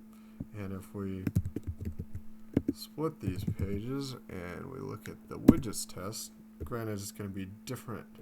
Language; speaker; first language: English; native; English